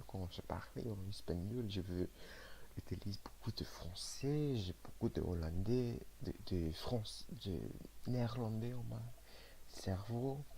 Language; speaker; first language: French; non-native, learner; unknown